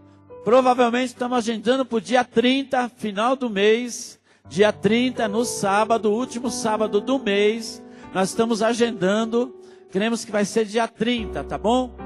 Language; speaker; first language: Portuguese; native; Portuguese